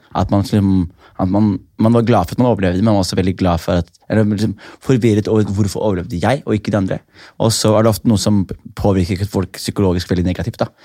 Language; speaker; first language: Norwegian; early bilingual, other home language; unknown